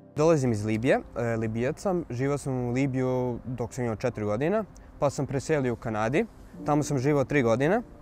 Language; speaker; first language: Serbian; early bilingual, other home language; Arabic